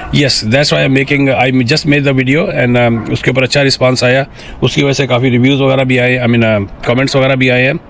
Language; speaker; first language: Urdu; native; Urdu